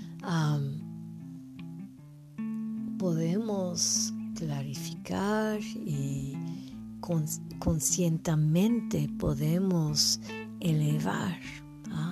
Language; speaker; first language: Spanish; non-native, fluent; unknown